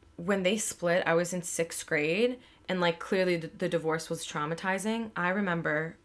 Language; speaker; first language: English; native; English